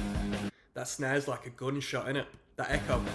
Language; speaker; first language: English; native; English